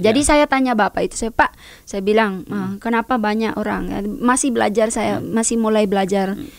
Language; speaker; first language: Indonesian; non-native, learner; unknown